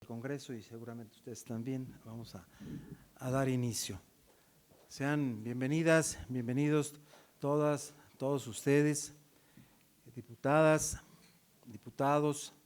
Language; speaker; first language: Spanish; native; Spanish